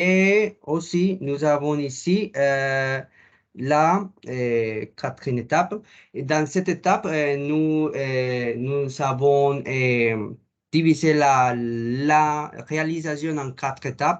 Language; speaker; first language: French; non-native, learner; Spanish